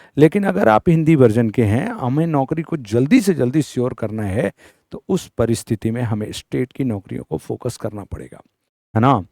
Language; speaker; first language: Hindi; native; Hindi